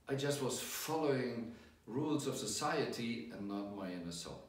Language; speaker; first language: English; non-native, fluent; German